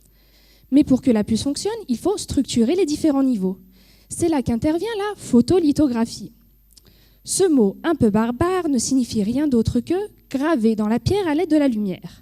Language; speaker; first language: French; native; French